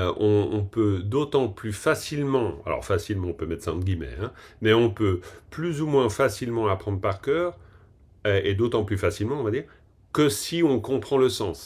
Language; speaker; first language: French; native; French